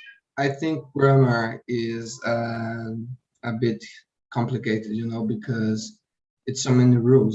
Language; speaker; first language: English; non-native, learner; Portuguese